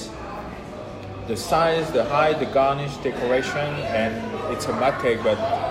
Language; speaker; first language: English; non-native, fluent; French